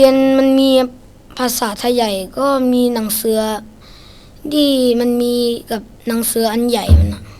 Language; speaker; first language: Thai; non-native, learner; Shan